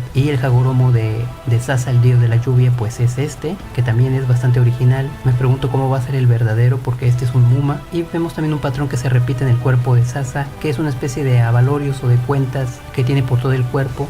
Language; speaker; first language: Spanish; native; Spanish